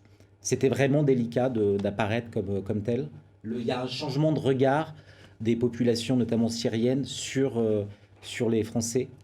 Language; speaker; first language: French; native; French